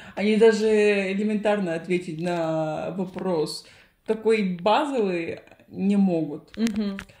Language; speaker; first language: Russian; non-native, fluent; Spanish